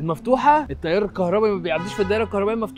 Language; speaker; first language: Arabic; native; Arabic